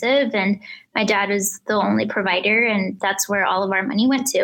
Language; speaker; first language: English; early bilingual, other home language; Spanish